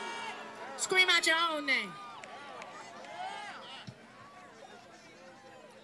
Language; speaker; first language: English; native; English